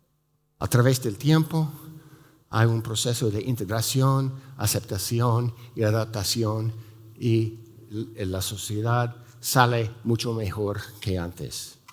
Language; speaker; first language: Spanish; non-native, fluent; English